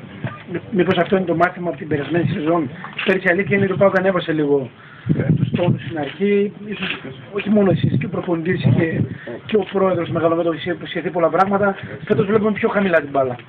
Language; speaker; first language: Greek; native; Greek